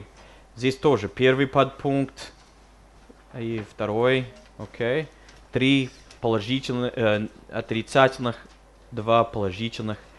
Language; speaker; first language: Russian; non-native, fluent; English